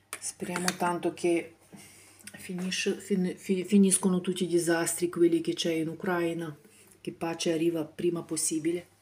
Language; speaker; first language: Italian; non-native, learner; Ukrainian